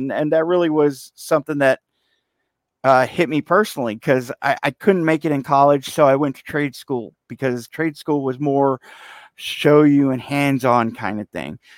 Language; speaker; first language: English; native; English